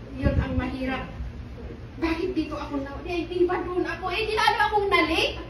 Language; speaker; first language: Filipino; non-native, local second language; Iloko